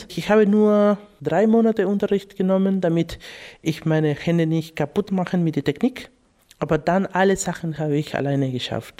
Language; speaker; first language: German; non-native, fluent; Spanish